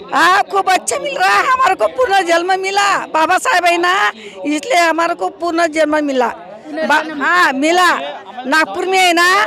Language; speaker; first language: Hindi; non-native, local second language; Marathi